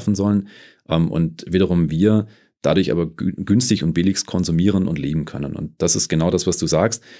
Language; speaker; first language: German; native; German